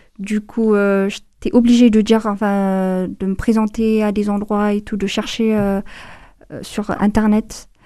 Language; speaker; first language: French; non-native, fluent; Amharic